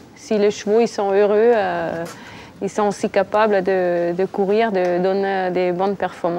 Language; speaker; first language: French; non-native, local second language; Swiss German